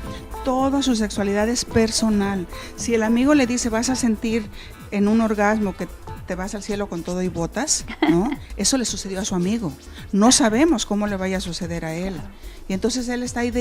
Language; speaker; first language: Spanish; native; Spanish